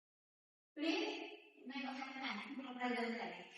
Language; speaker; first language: English; non-native, learner; Indonesian